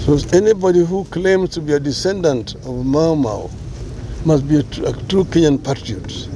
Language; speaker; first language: English; non-native, local second language; Swahili